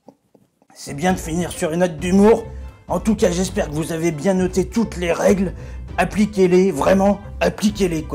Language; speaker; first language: French; native; French